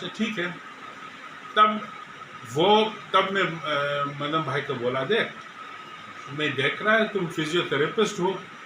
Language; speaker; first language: Hindi; non-native, learner; English